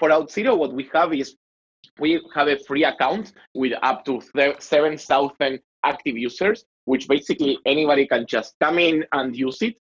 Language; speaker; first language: English; non-native, fluent; Spanish